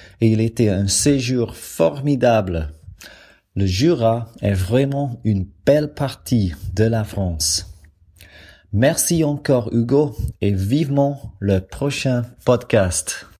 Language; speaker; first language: French; non-native, fluent; English